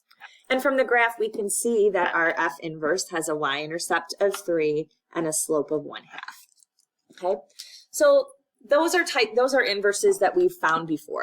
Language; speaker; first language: English; native; English